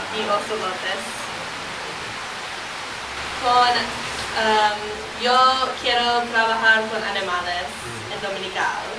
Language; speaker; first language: Spanish; non-native, learner; English